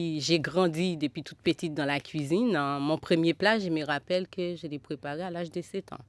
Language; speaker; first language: French; non-native, local second language; Haitian Creole